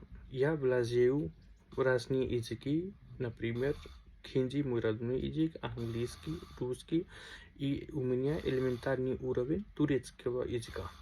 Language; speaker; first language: Russian; non-native, local second language; Hindi